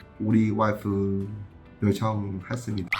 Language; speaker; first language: Korean; non-native, learner; Vietnamese